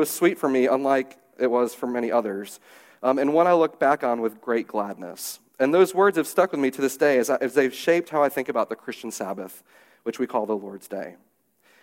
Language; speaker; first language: English; native; English